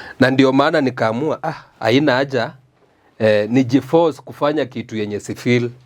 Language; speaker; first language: Swahili; native; Swahili